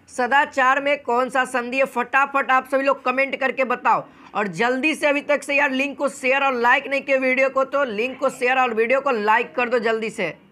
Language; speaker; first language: Hindi; native; Hindi